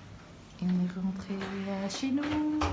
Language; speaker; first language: French; non-native, learner; Vietnamese